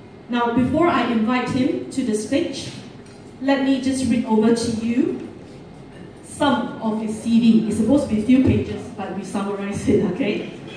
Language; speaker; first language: English; non-native, local second language; Chinese